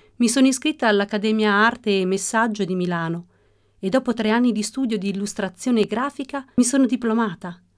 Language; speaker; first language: Italian; early bilingual, other home language; Russian